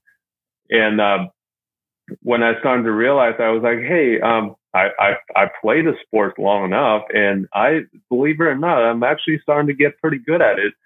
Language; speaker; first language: English; non-native, fluent; Chinese